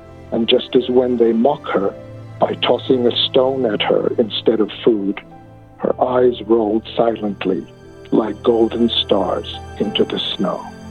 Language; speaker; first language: English; native; English